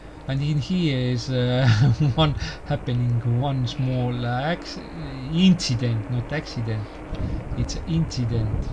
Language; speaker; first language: English; non-native, learner; Estonian